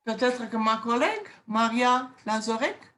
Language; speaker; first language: French; non-native, fluent; Romanian